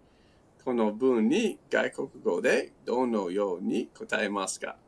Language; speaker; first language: Japanese; non-native, learner; English